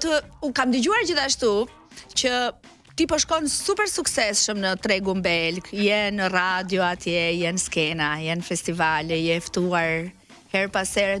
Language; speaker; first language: Albanian; native; Albanian